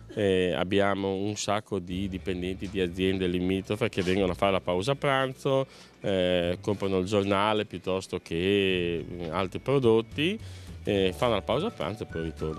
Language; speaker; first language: Italian; native; Italian